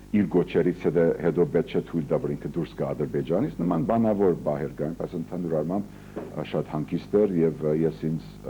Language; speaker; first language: Armenian; early bilingual, heritage; Armenian